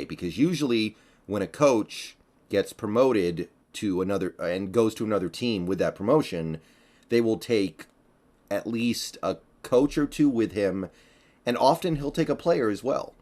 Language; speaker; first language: English; native; English